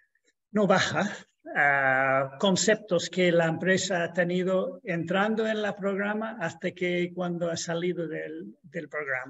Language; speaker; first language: Spanish; non-native, fluent; English